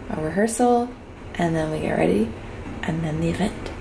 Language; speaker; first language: English; native; English